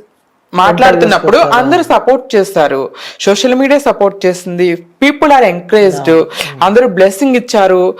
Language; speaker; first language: Telugu; native; Telugu